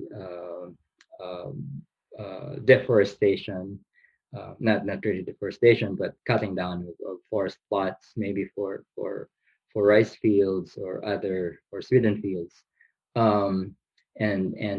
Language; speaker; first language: English; non-native, local second language; Bikol